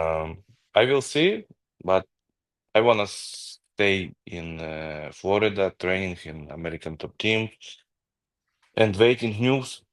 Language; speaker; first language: English; non-native, learner; Ukrainian